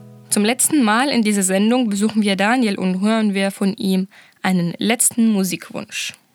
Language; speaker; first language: German; non-native, fluent; Arabic